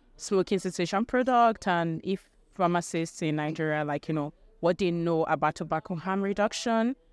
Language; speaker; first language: English; non-native, local second language; Yoruba